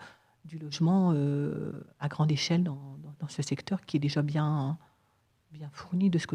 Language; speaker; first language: French; native; French